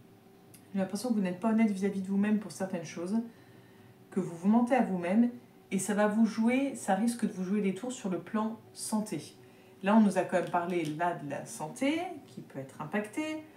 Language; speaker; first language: French; native; French